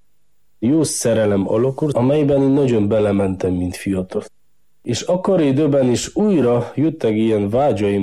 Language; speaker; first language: Hungarian; non-native, fluent; Polish